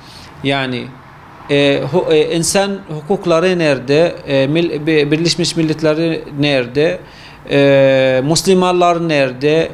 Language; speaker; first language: Turkish; non-native, fluent; Arabic